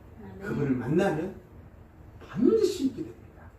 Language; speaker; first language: Korean; native; Korean